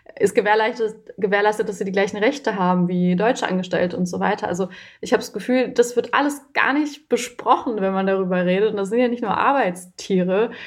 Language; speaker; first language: German; early bilingual, other home language; Persian